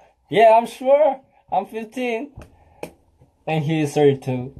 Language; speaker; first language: English; non-native, learner; Chinese